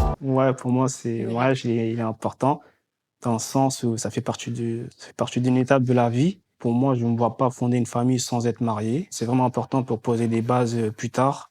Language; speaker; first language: French; native; French